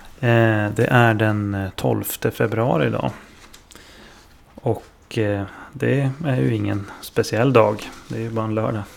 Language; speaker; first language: Swedish; native; Swedish